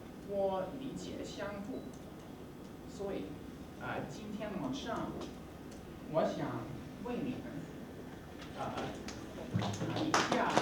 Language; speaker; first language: Chinese; non-native, learner; English